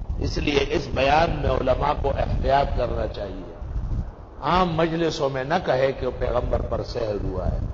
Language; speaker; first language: Urdu; non-native, local second language; Pashto